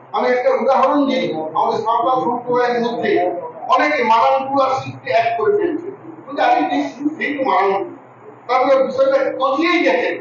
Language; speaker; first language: Bangla; non-native, local second language; Santali